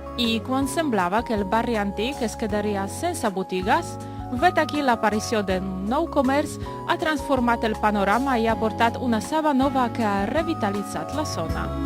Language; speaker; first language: Catalan; non-native, fluent; Polish